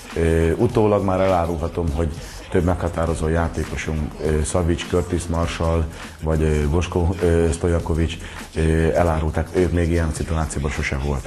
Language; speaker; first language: Hungarian; native; Hungarian